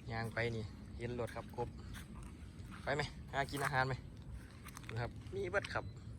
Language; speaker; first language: Thai; non-native, local second language; Northeastern Thai